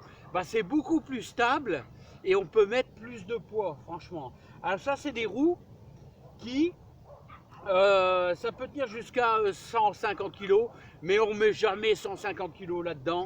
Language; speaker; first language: French; native; French